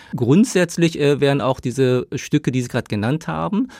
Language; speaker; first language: German; early bilingual, other home language; Korean